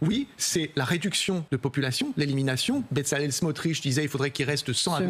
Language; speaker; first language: French; native; French